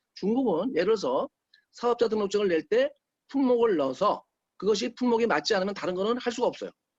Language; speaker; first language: Korean; native; Korean